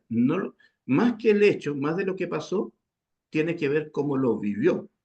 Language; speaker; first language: Spanish; native; Spanish